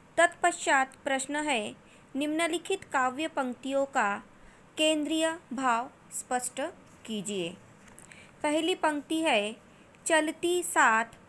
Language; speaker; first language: Hindi; non-native, local second language; Marathi